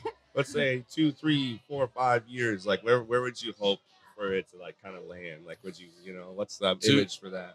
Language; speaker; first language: English; native; English